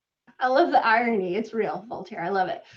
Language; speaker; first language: English; native; English